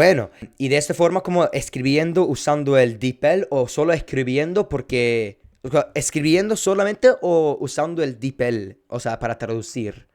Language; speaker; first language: Spanish; non-native, fluent; English